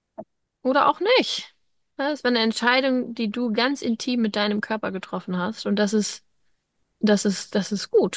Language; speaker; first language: German; native; German